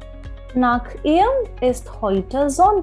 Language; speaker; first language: German; non-native, fluent; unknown